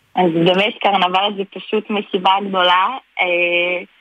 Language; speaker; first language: Hebrew; non-native, fluent; Portuguese